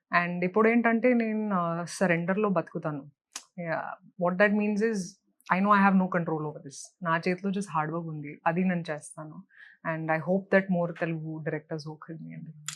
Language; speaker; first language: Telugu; non-native, local second language; Hindi